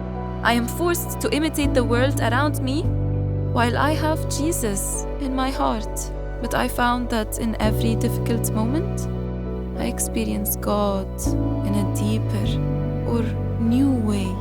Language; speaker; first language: English; non-native, fluent; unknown